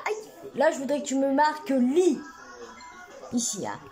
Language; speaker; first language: French; native; French